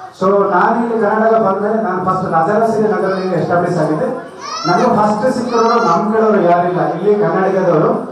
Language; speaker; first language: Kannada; non-native, local second language; Telugu